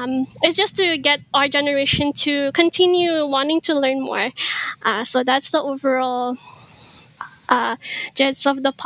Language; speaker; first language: English; early bilingual, other home language; Iloko